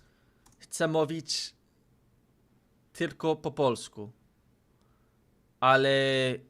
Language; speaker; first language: Polish; non-native, learner; English